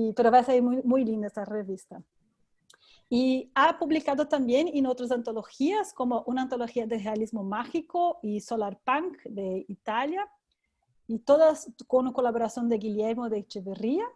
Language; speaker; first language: Spanish; non-native, fluent; Portuguese